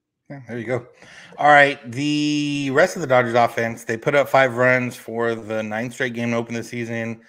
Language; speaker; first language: English; native; English